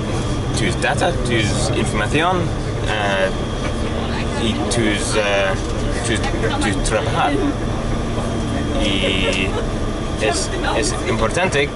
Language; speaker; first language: Spanish; non-native, learner; English